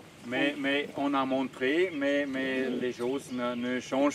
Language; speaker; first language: French; non-native, fluent; German